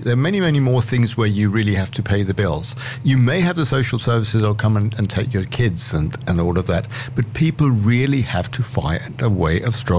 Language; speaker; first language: English; native; English